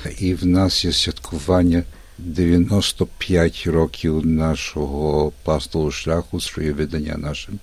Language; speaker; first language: Ukrainian; early bilingual, heritage; Ukrainian